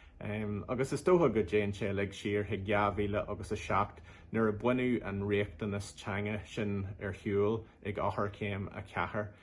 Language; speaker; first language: Irish; non-native, local second language; English